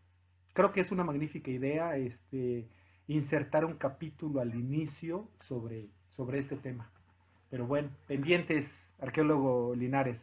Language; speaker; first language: Spanish; native; Spanish